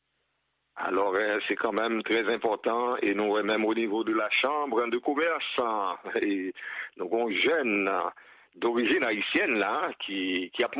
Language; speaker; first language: French; non-native, local second language; Haitian Creole